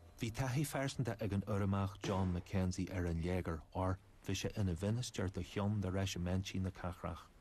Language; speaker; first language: Irish; native; Irish